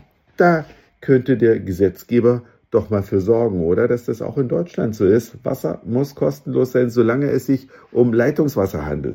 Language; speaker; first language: German; native; German